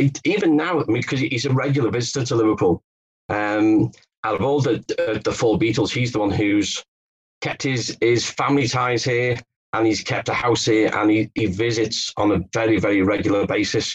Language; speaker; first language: English; native; English